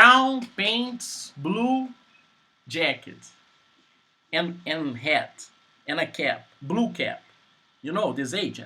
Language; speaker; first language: English; non-native, fluent; Portuguese